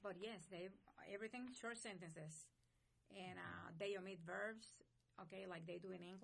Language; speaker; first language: English; non-native, fluent; Spanish